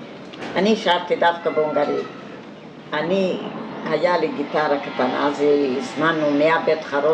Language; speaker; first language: Hebrew; non-native, fluent; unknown